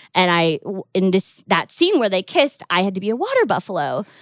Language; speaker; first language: English; native; English